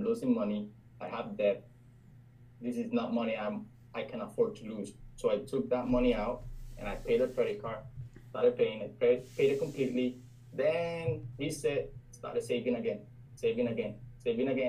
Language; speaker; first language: English; non-native, fluent; Spanish